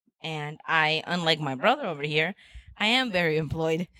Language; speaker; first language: English; native; English